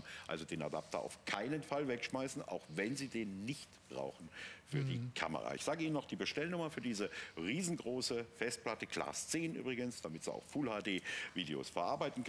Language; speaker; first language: German; native; German